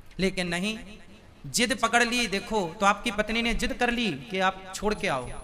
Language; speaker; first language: Hindi; native; Hindi